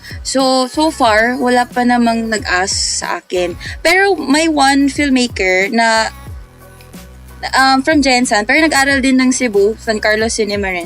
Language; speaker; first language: Filipino; non-native, local second language; Cebuano